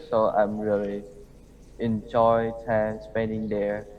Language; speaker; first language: English; non-native, learner; Vietnamese